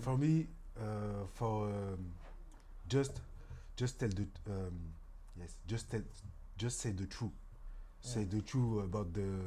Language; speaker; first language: English; non-native, learner; French